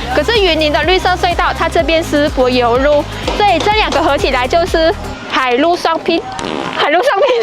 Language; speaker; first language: Chinese; non-native, fluent; Vietnamese